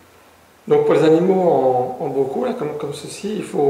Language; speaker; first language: French; native; French